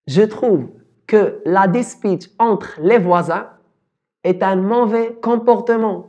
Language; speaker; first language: French; non-native, local second language; Arabic